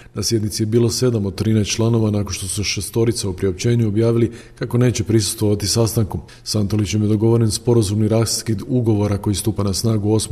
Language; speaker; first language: Croatian; native; Croatian